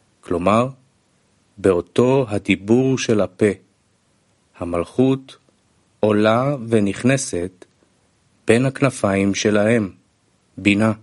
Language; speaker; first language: Hebrew; non-native, fluent; Russian